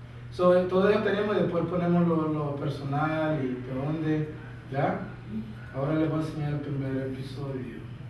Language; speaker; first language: Spanish; early bilingual, heritage; Spanish